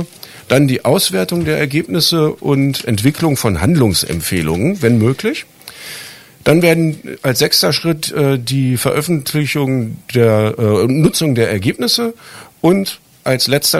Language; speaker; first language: German; native; German